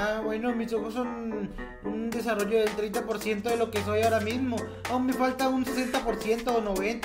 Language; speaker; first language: Spanish; native; Spanish